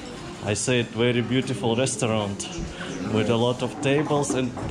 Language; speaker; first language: English; non-native, fluent; Russian